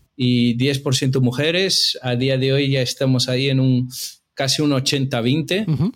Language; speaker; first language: Spanish; non-native, fluent; Portuguese